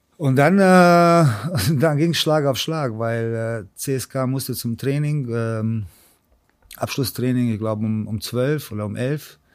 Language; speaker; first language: German; early bilingual, other home language; Serbian